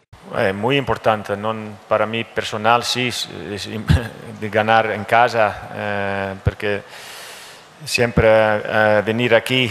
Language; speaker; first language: Spanish; non-native, learner; Dutch